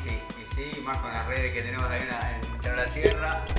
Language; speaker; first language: Spanish; native; Spanish